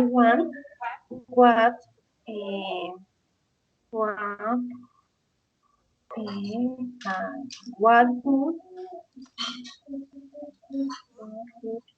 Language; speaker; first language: English; non-native, learner; Spanish